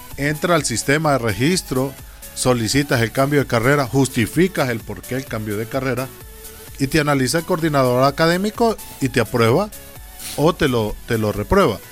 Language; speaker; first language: Spanish; native; Spanish